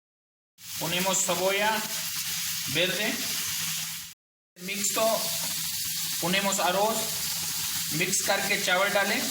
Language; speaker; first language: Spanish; non-native, learner; Urdu